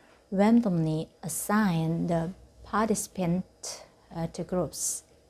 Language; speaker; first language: English; non-native, fluent; Korean